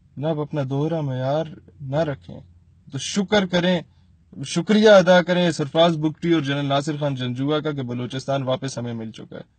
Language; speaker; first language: Urdu; non-native, local second language; Punjabi